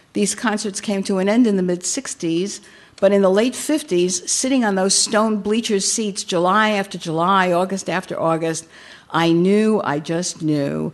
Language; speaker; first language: English; native; English